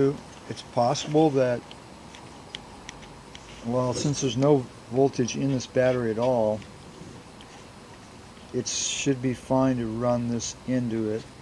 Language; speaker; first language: English; native; English